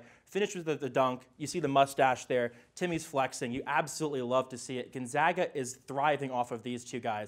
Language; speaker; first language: English; native; English